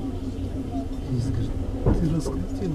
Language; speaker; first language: Russian; native; Russian